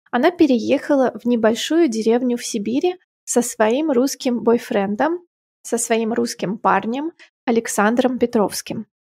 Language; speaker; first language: Russian; native; Russian